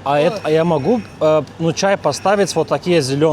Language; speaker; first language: Russian; non-native, fluent; Lithuanian